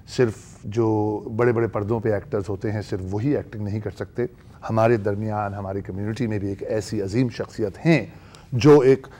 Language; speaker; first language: Urdu; native; Urdu